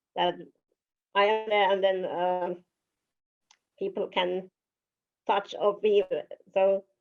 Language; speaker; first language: English; non-native, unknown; Finnish